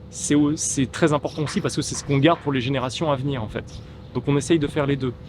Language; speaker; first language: French; native; French